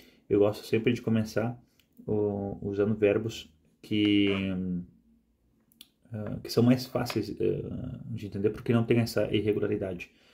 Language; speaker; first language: Portuguese; non-native, fluent; Spanish